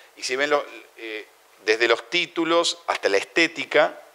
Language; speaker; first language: Spanish; native; Spanish